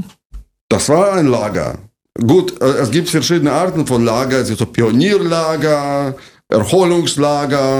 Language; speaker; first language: German; non-native, fluent; Russian